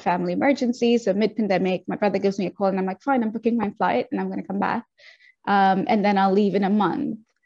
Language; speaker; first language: English; native; English